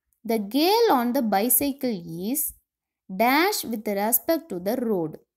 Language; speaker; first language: English; non-native, local second language; Tamil